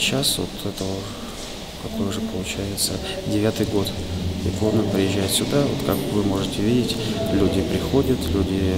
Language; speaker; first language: Russian; native; Russian